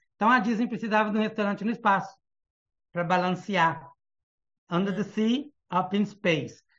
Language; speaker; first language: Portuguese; early bilingual, heritage; Portuguese